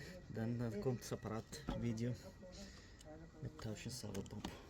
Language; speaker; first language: German; non-native, learner; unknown